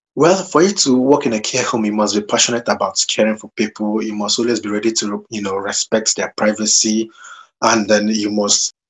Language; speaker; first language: English; non-native, local second language; Igbo